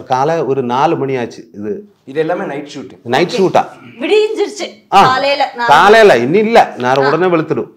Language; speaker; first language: Tamil; non-native, learner; Malayalam